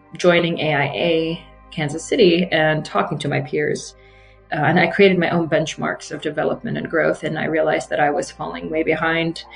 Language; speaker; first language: English; non-native, fluent; Arabic